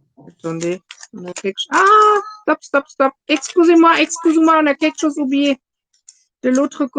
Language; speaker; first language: French; non-native, fluent; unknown